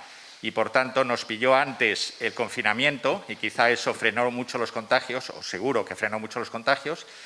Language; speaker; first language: Spanish; native; Spanish